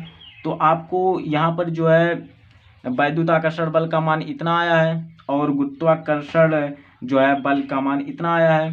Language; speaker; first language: Hindi; native; Hindi